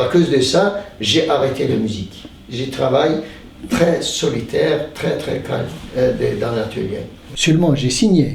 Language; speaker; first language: French; non-native, learner; Turkish